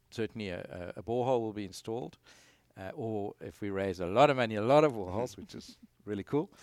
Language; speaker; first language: English; native; English